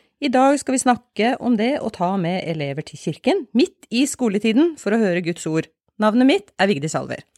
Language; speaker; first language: Norwegian; native; Norwegian